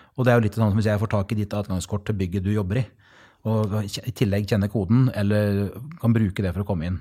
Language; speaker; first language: Norwegian; native; Norwegian